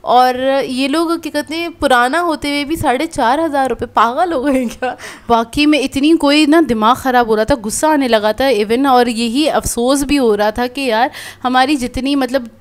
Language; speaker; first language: Hindi; native; Hindi